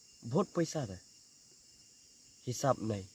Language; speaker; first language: Hindi; non-native, local second language; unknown